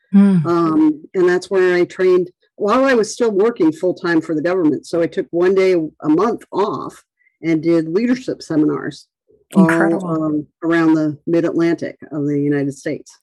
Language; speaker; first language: English; native; English